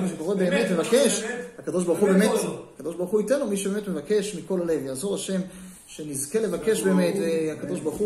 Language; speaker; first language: Hebrew; native; Hebrew